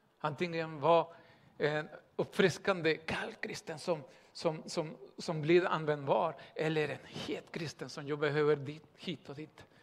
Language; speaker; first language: Swedish; non-native, fluent; Spanish